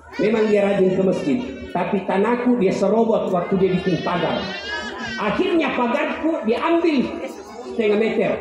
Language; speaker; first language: Indonesian; non-native, local second language; Buginese